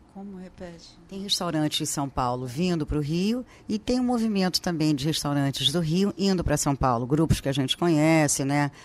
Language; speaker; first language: Portuguese; native; Portuguese